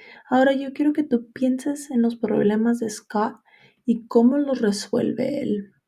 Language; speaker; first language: Spanish; early bilingual, heritage; Spanish